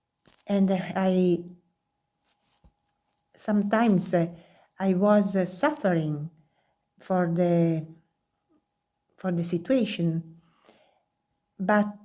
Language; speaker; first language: English; non-native, learner; Italian